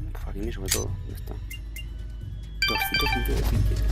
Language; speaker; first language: Spanish; native; Spanish